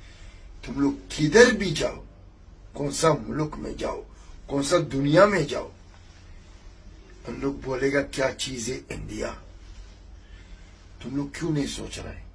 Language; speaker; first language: Hindi; non-native, fluent; Arabic